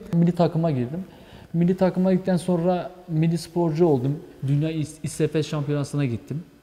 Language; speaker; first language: Turkish; non-native, local second language; Kurdish